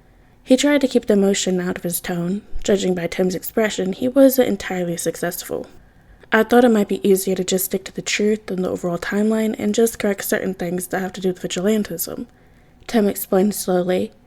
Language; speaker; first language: English; native; English